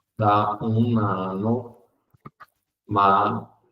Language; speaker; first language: Italian; non-native, fluent; Portuguese